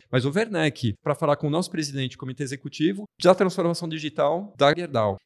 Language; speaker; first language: Portuguese; non-native, fluent; French